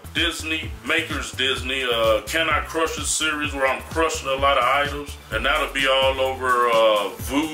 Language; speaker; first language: English; native; English